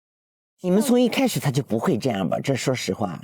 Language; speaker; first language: Chinese; native; Chinese